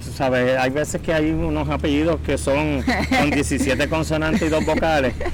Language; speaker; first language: Spanish; native; Spanish